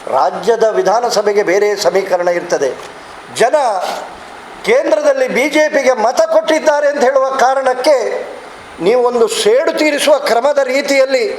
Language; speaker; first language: Kannada; native; Kannada